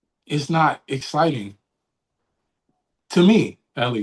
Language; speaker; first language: English; native; English